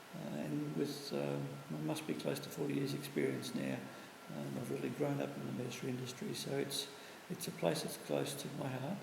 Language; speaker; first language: English; native; English